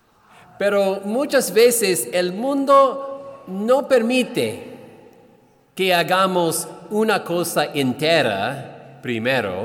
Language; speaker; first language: Spanish; non-native, fluent; English